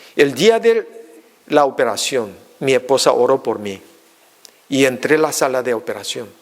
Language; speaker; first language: Spanish; non-native, fluent; Korean